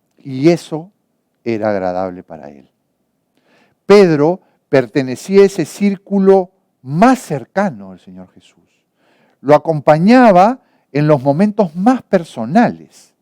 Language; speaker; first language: Spanish; native; Spanish